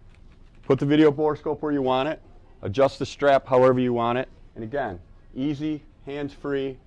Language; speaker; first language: English; native; English